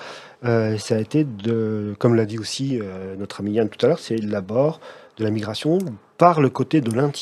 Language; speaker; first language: French; native; French